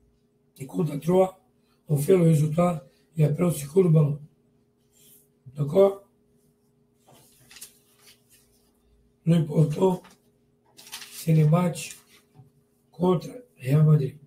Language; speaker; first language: French; non-native, learner; Portuguese